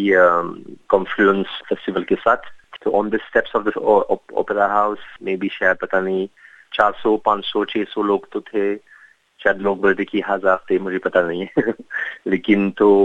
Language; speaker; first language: Hindi; non-native, fluent; French